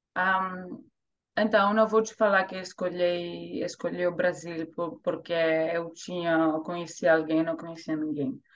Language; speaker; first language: Portuguese; non-native, fluent; Greek